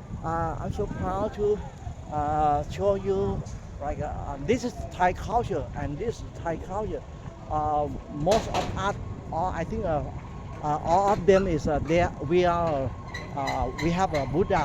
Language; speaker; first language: English; non-native, learner; Thai